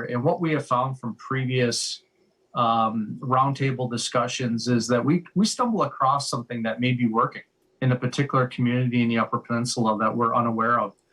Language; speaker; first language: English; native; English